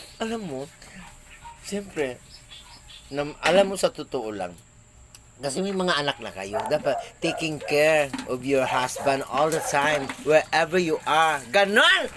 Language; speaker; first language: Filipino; non-native, local second language; Cebuano